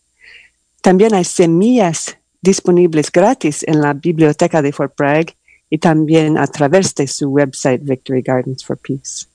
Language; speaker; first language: Spanish; non-native, learner; English